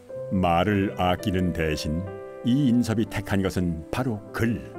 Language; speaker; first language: Korean; native; Korean